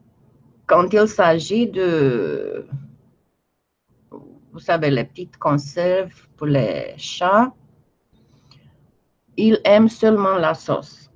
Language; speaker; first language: French; non-native, fluent; Romanian